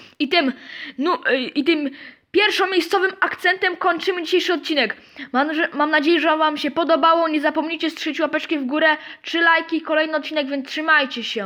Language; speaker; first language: Polish; native; Polish